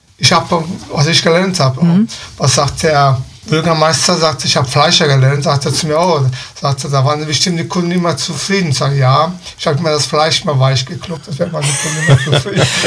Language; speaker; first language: German; early bilingual, other home language; Italian